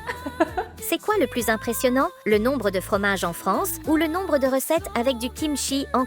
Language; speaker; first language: French; native; French